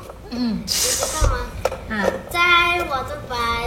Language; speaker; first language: Chinese; non-native, learner; Malay